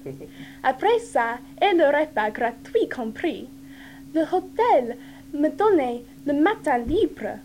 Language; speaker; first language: French; non-native, learner; English